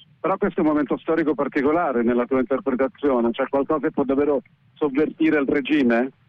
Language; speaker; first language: Italian; native; Italian